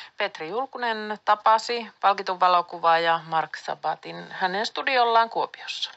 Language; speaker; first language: Finnish; native; Finnish